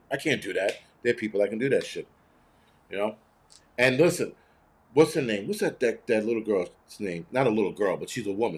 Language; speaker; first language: English; native; English